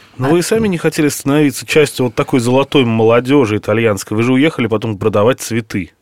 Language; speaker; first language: Russian; native; Russian